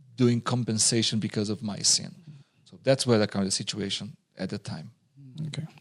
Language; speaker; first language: English; non-native, fluent; Portuguese